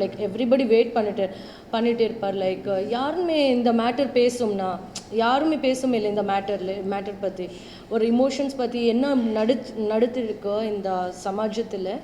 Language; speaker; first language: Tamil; non-native, learner; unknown